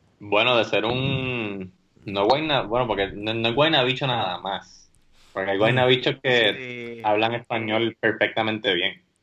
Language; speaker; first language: Spanish; native; Spanish